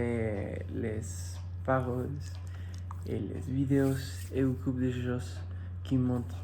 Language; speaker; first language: French; non-native, fluent; Spanish